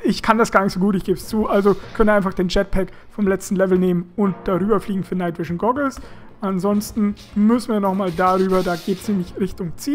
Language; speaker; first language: German; native; German